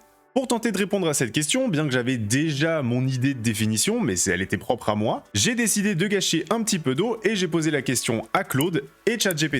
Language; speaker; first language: French; native; French